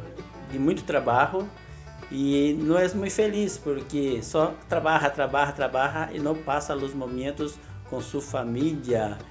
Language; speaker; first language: Portuguese; non-native, learner; Spanish